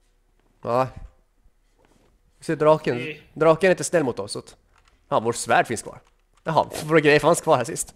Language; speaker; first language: Swedish; native; Swedish